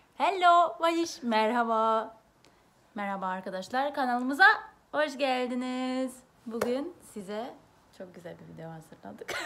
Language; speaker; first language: Turkish; non-native, fluent; Hungarian